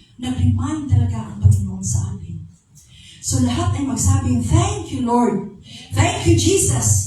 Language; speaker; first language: Filipino; non-native, local second language; Cebuano